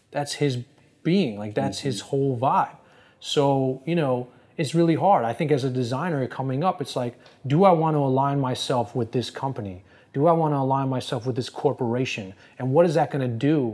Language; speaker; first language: English; native; English